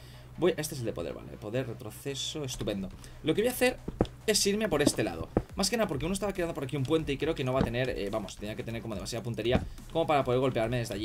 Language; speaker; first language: Spanish; native; Spanish